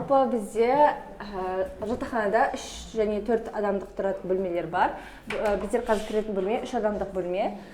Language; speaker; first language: Kazakh; native; Kazakh